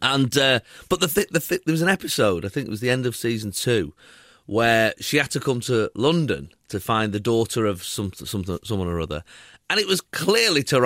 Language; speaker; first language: English; native; English